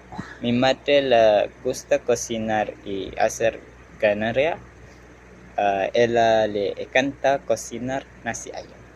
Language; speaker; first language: Spanish; non-native, learner; Malay